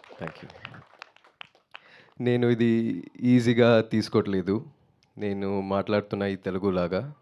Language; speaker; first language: Telugu; non-native, learner; Tamil